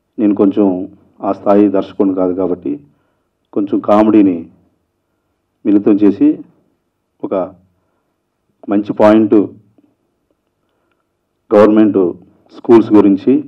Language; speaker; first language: Telugu; native; Telugu